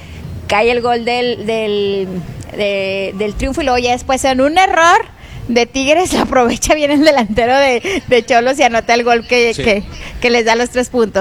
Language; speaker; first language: Spanish; native; Spanish